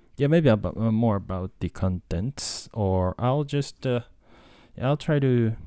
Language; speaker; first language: English; non-native, fluent; Japanese